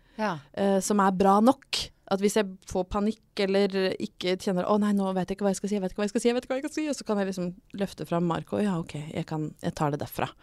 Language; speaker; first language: Norwegian; native; Norwegian